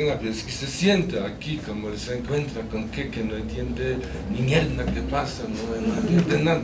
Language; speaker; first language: Spanish; non-native, fluent; Polish